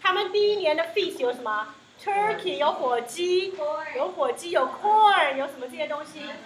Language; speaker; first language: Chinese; early bilingual, heritage; Chinese